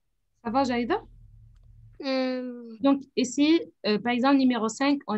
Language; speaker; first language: French; non-native, fluent; Arabic